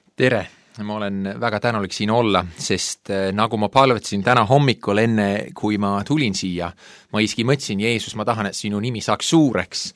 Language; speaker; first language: Estonian; non-native, fluent; English